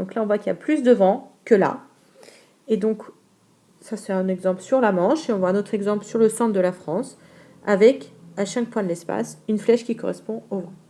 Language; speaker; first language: French; native; French